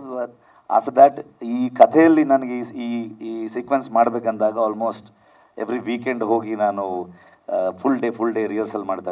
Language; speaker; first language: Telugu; non-native, learner; Kannada